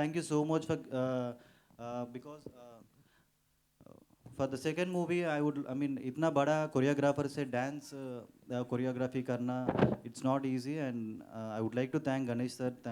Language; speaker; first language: Hindi; non-native, local second language; Telugu